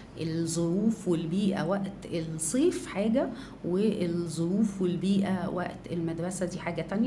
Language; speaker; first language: Arabic; native; Arabic